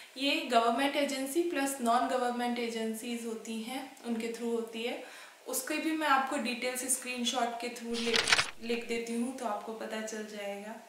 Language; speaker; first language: Hindi; native; Hindi